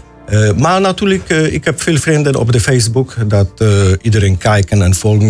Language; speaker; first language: Dutch; non-native, learner; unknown